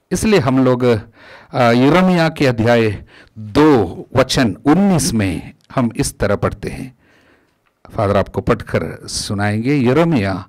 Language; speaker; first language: Hindi; non-native, local second language; Malayalam